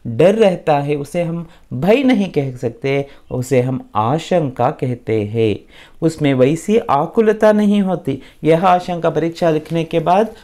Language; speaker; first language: Hindi; non-native, local second language; Kannada